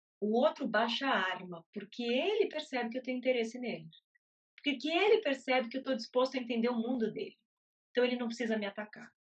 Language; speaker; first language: Portuguese; native; Portuguese